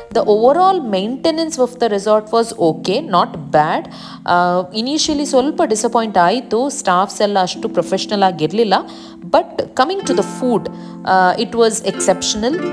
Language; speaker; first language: Kannada; native; Kannada